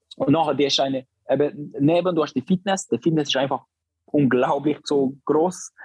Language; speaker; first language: German; non-native, learner; Albanian